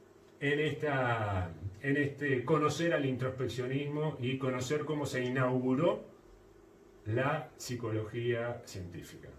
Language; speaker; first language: Spanish; native; Spanish